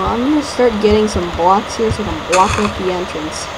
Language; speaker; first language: English; native; English